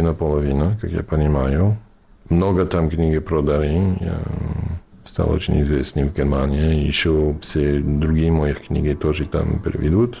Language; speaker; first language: Russian; non-native, fluent; English